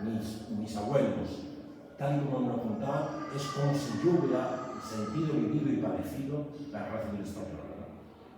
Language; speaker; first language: Spanish; native; Spanish